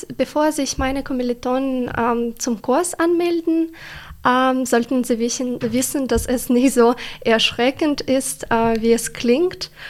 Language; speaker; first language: German; non-native, fluent; Ukrainian